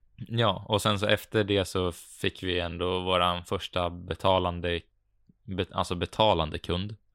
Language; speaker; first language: Swedish; native; Swedish